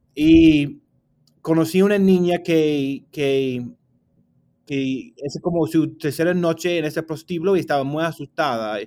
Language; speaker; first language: Spanish; non-native, fluent; English